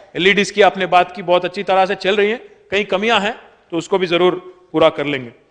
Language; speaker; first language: Hindi; non-native, local second language; Telugu